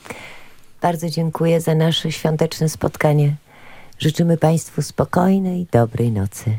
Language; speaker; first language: Polish; native; Polish